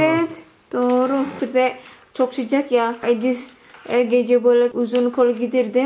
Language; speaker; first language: Turkish; non-native, learner; Indonesian